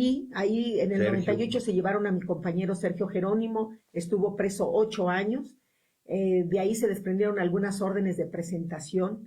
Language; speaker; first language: Spanish; native; Spanish